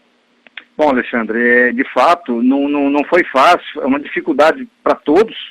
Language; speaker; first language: Portuguese; native; Portuguese